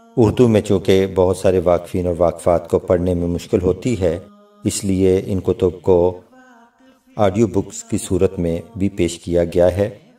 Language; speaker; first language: Urdu; native; Urdu